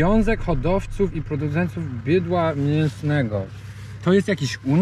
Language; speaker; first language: Polish; non-native, learner; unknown